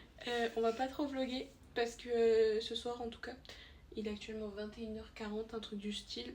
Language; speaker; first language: French; native; French